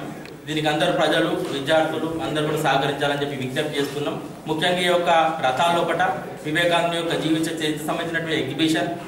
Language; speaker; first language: Telugu; native; Telugu